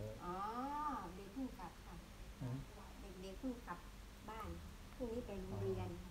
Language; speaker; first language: Thai; native; Thai